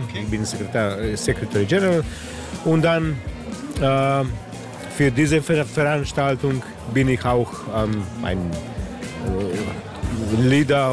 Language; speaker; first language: German; non-native, learner; Slovenian